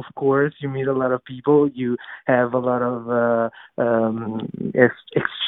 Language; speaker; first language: English; non-native, fluent; Italian